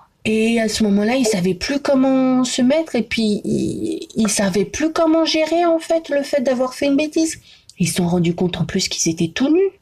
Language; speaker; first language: French; native; French